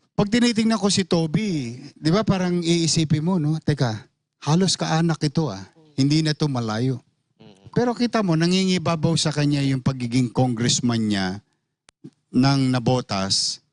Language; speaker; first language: Filipino; native; Filipino